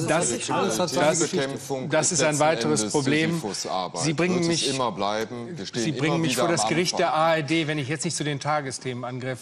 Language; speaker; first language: German; native; German